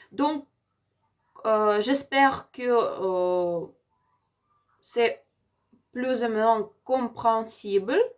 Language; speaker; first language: French; non-native, learner; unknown